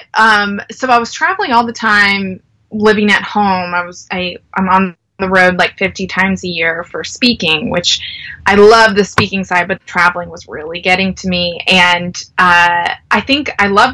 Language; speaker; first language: English; native; English